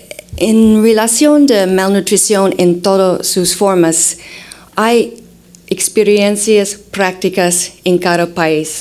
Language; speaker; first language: Spanish; non-native, fluent; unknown